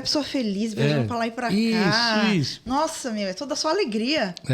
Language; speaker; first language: Portuguese; native; Portuguese